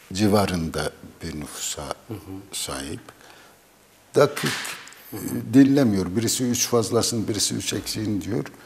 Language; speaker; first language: Turkish; native; Turkish